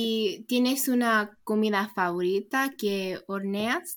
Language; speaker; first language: Spanish; non-native, learner; English